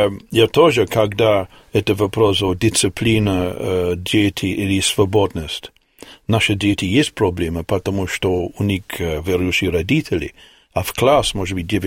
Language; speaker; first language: Russian; non-native, learner; English